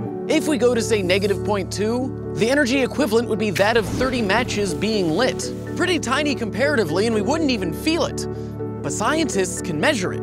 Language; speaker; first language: English; native; English